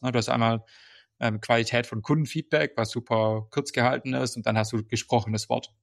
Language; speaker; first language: German; native; German